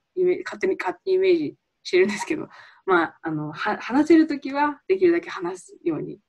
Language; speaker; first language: Japanese; early bilingual, heritage; Japanese